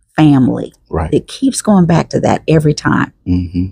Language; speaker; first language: English; native; English